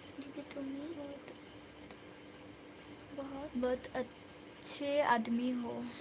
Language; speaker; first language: Hindi; non-native, local second language; Bangla